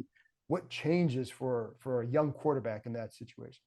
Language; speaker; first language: English; native; English